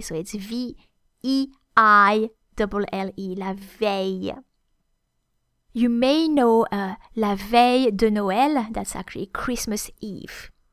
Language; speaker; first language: English; non-native, fluent; French